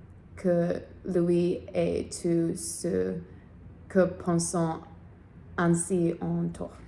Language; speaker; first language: French; non-native, learner; English